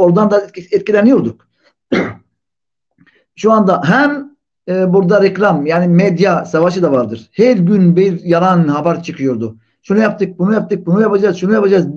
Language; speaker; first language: Turkish; non-native, fluent; Arabic